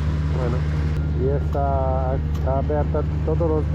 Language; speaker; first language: Spanish; non-native, learner; Portuguese